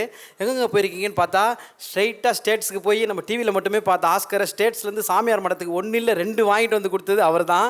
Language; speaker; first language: Tamil; native; Tamil